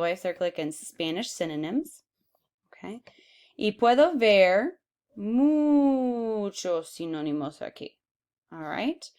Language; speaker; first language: Spanish; non-native, fluent; English